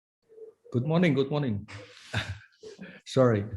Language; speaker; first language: English; non-native, learner; Indonesian